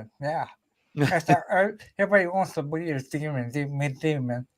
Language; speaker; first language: English; native; English